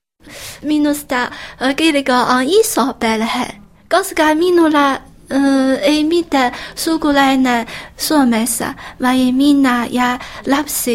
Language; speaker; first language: Finnish; non-native, learner; Chinese